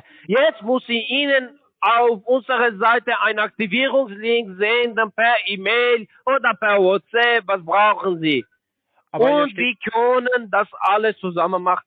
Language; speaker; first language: German; non-native, learner; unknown